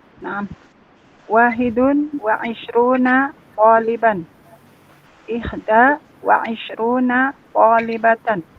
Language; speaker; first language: Arabic; non-native, learner; Indonesian